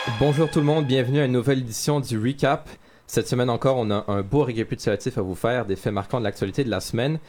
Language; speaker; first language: French; native; French